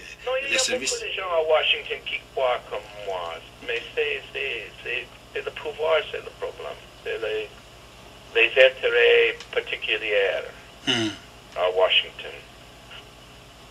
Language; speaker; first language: French; non-native, learner; English